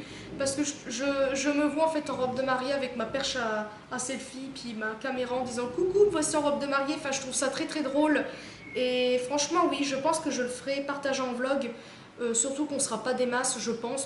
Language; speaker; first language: French; native; French